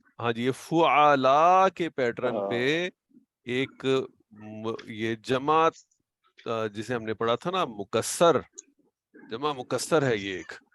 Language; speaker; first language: Urdu; native; Urdu